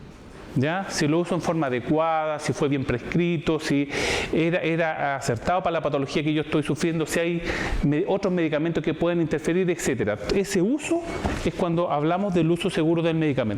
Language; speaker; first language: Spanish; native; Spanish